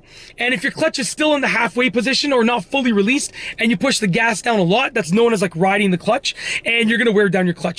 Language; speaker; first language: English; native; English